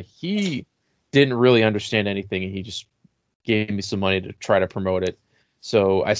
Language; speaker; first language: English; native; English